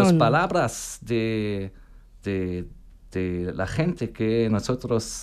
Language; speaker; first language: Spanish; non-native, learner; German